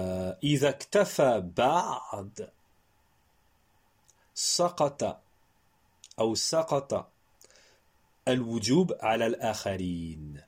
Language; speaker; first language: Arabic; non-native, fluent; French